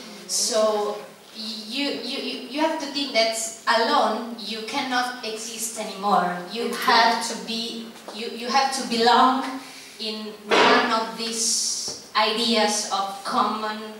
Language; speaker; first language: English; non-native, fluent; Italian